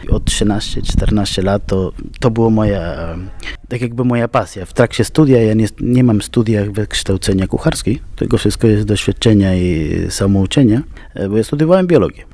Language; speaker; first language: Polish; non-native, fluent; Spanish